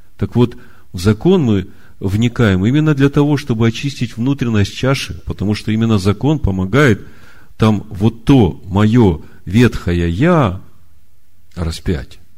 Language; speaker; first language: Russian; native; Russian